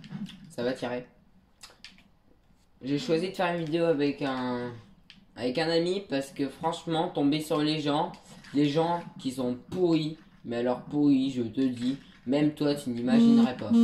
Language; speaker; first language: French; native; French